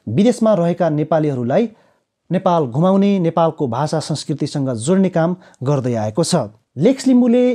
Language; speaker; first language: Nepali; native; Nepali